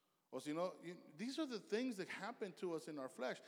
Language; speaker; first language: English; early bilingual, other home language; Spanish